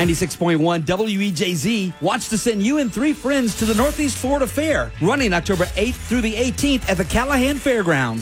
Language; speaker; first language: English; native; English